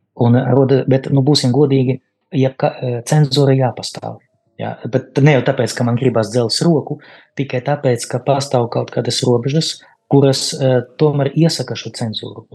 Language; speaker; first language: Latvian; non-native, local second language; Russian